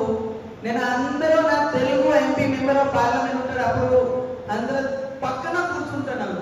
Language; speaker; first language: Telugu; non-native, fluent; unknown